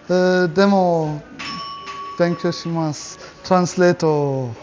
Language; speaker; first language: Japanese; non-native, learner; German